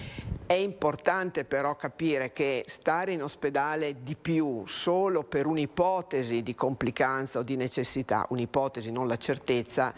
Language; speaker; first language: Italian; native; Italian